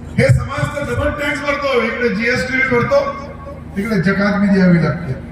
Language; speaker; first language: Marathi; non-native, local second language; Urdu